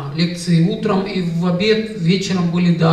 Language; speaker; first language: Russian; native; Russian